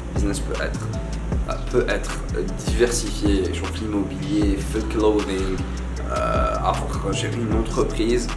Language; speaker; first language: French; non-native, local second language; Arabic